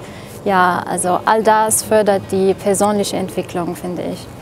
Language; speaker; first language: German; non-native, fluent; Arabic